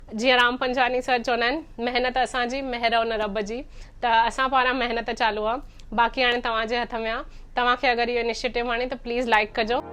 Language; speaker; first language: Sindhi; early bilingual, heritage; Sindhi